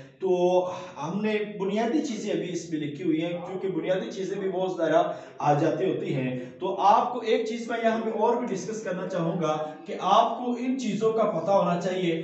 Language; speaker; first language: Urdu; non-native, local second language; Punjabi